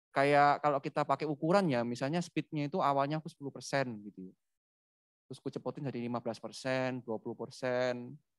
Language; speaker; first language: Indonesian; native; Indonesian